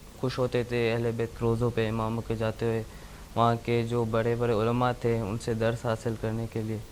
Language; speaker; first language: Urdu; early bilingual, heritage; Urdu